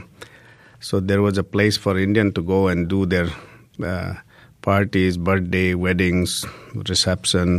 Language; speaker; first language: English; non-native, local second language; Hindi